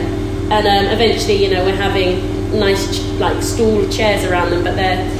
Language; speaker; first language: English; native; English